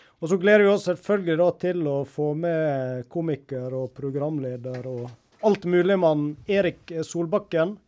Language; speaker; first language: Norwegian; native; Norwegian